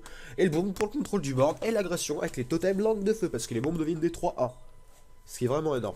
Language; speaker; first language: French; native; French